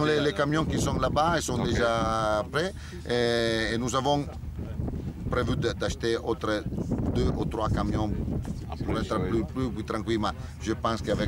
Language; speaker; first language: French; non-native, learner; Italian